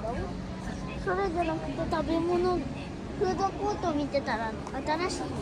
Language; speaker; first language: Japanese; early bilingual, other home language; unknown